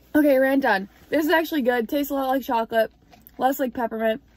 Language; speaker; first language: English; native; English